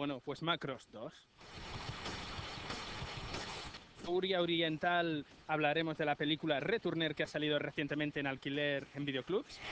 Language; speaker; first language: Spanish; native; Spanish